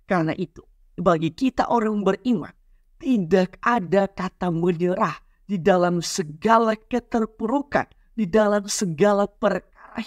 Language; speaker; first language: Indonesian; native; Indonesian